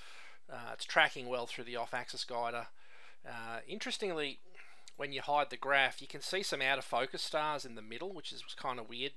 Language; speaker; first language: English; native; English